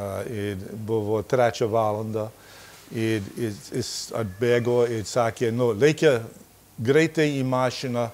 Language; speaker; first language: Lithuanian; early bilingual, heritage; Lithuanian